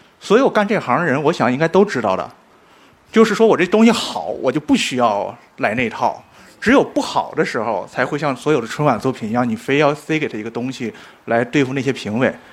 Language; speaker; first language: Chinese; native; Chinese